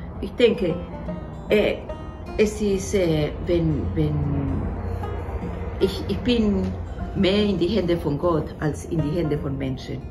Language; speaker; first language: German; non-native, fluent; Spanish